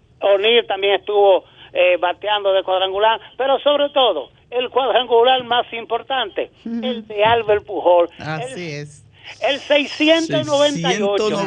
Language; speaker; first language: Spanish; native; Spanish